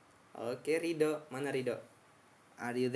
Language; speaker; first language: English; non-native, fluent; Indonesian